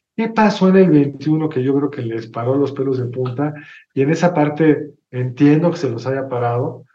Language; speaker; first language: Spanish; native; Spanish